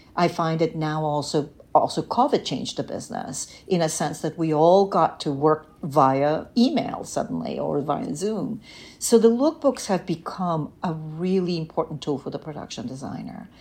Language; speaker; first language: English; early bilingual, other home language; Bulgarian